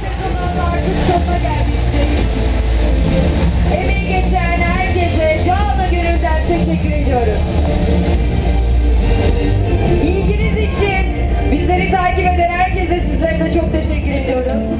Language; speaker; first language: Turkish; native; Turkish